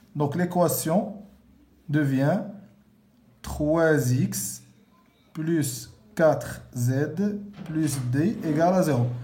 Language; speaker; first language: French; non-native, local second language; Arabic